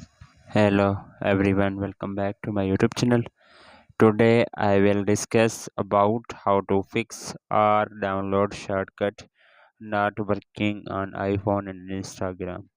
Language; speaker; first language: English; non-native, local second language; Urdu